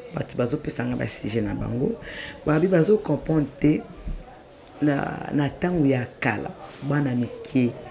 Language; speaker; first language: Lingala; non-native, local second language; Mongo